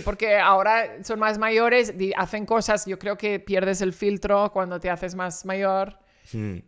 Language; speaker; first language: Spanish; early bilingual, heritage; Spanish